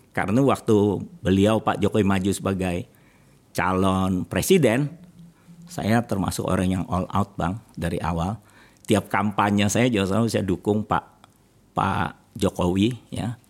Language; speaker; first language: Indonesian; native; Indonesian